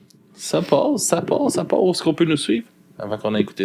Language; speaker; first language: French; native; French